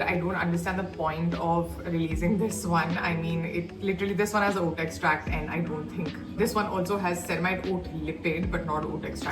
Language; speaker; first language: English; native; English